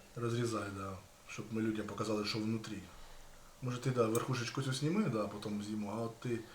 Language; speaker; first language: Ukrainian; non-native, local second language; Russian